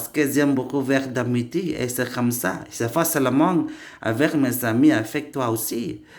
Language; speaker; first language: French; non-native, learner; Indonesian